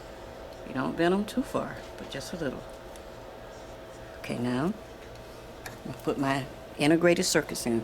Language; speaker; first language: English; native; English